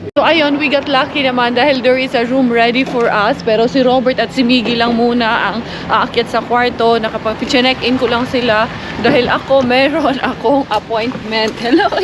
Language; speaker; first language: Filipino; non-native, local second language; Cebuano